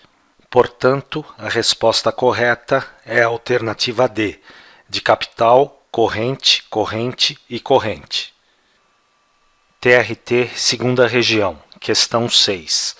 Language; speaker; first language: Portuguese; native; Portuguese